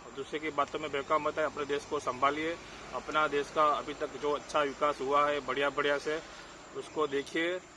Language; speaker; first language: Hindi; non-native, local second language; Gujarati